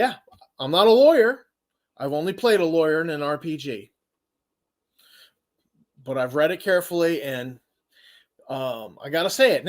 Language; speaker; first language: English; native; English